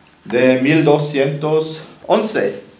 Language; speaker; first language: Spanish; non-native, learner; German